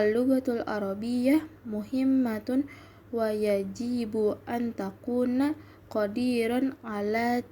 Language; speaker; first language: Arabic; non-native, learner; Indonesian